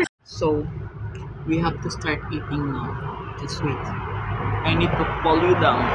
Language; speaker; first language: English; non-native, learner; Filipino